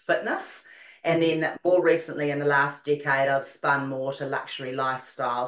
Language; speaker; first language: English; native; English